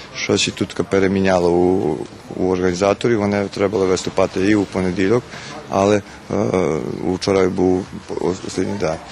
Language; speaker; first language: Ukrainian; early bilingual, heritage; Ukrainian